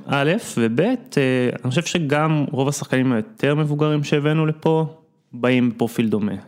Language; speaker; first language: Hebrew; native; Hebrew